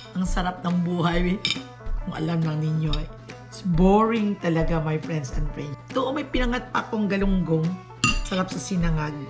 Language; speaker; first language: Filipino; non-native, local second language; Cebuano